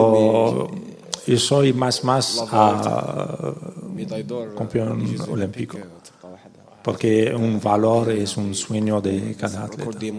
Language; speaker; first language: Spanish; non-native, learner; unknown